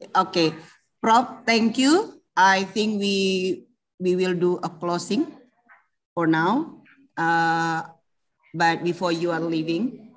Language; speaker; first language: English; non-native, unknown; Indonesian